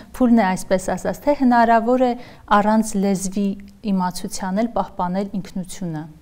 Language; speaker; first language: Armenian; native; Armenian